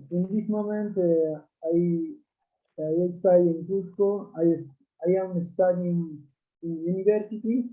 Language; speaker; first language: English; non-native, learner; Quechua